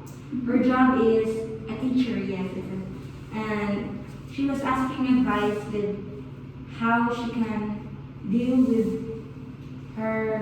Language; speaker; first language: English; non-native, learner; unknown